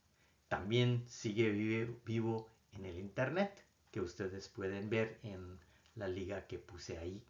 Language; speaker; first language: Spanish; non-native, fluent; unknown